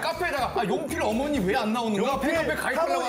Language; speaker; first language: Korean; native; Korean